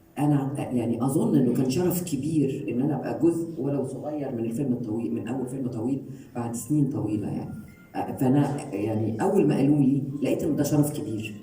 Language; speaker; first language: Egyptian Arabic; native; Egyptian Arabic